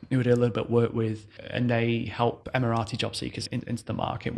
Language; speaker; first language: English; native; English